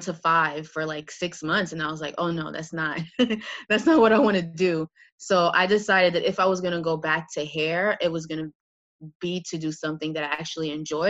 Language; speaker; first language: English; native; English